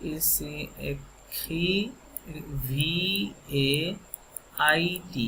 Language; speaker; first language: French; non-native, fluent; Bangla